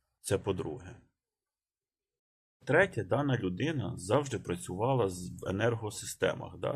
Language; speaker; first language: Ukrainian; native; Ukrainian